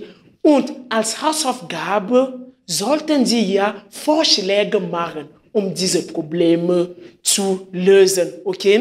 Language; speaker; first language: German; non-native, fluent; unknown